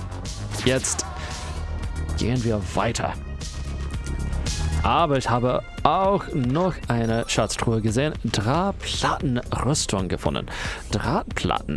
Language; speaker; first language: German; non-native, fluent; English